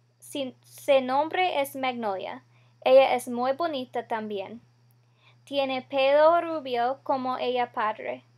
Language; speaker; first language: Spanish; non-native, learner; English